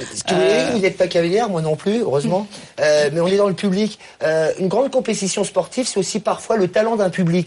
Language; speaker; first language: French; native; French